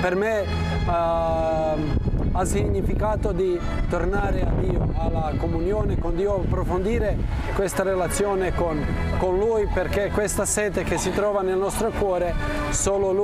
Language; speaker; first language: Italian; non-native, fluent; Croatian